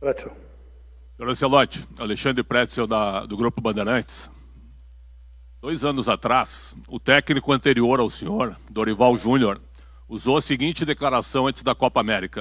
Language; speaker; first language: Portuguese; native; Portuguese